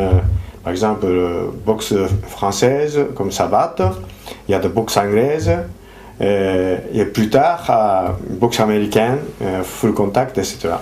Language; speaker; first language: French; non-native, fluent; Japanese